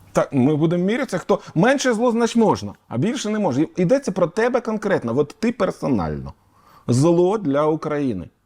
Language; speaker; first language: Ukrainian; native; Ukrainian